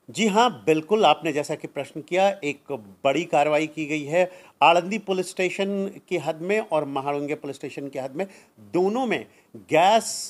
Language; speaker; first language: Hindi; non-native, local second language; Marathi